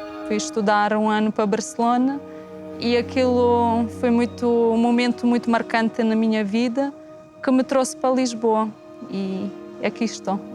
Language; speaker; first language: Portuguese; non-native, fluent; Slovenian